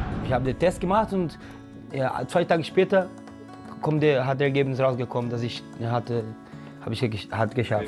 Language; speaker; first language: German; non-native, learner; Portuguese